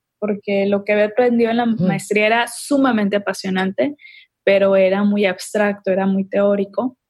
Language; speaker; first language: Spanish; native; Spanish